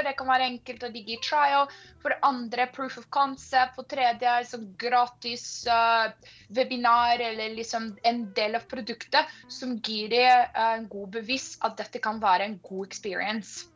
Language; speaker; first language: Norwegian; non-native, fluent; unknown